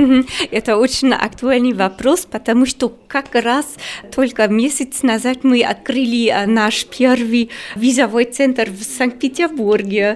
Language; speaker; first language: Russian; non-native, fluent; German